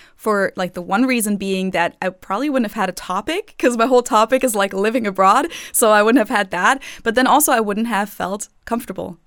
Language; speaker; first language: English; non-native, fluent; German